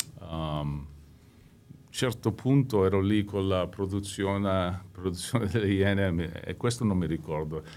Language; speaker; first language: Italian; early bilingual, heritage; English